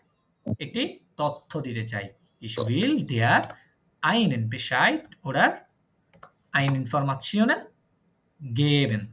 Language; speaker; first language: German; non-native, fluent; Bangla